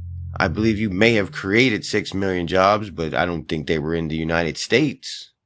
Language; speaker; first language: English; native; English